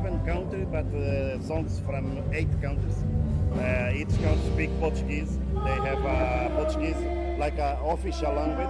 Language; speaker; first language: English; non-native, learner; Portuguese